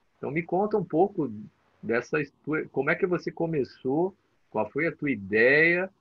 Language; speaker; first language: Portuguese; native; Portuguese